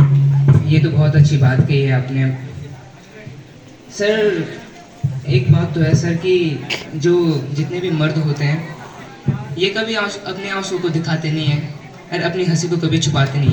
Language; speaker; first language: Hindi; native; Hindi